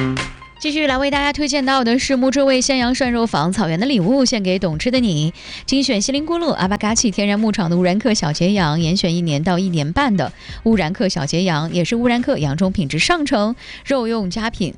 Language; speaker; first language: Chinese; native; Chinese